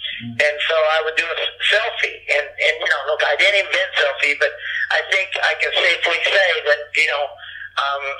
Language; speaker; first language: English; early bilingual, other home language; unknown